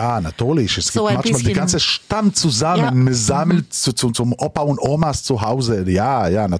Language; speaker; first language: German; non-native, learner; Hebrew